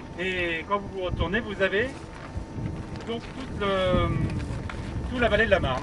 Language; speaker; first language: French; native; French